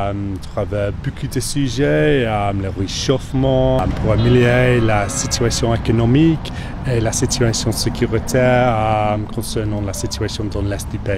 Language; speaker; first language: French; non-native, fluent; English